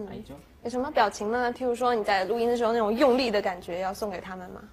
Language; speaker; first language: Chinese; native; Chinese